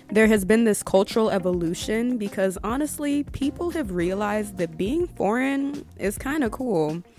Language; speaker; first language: English; early bilingual, other home language; Yoruba